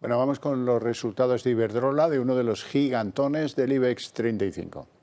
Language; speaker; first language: Spanish; native; Spanish